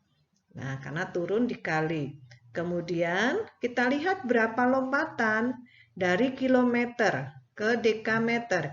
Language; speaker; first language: Indonesian; native; Indonesian